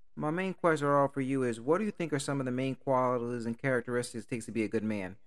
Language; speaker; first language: English; native; English